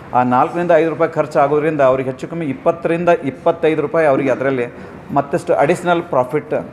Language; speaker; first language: Kannada; native; Kannada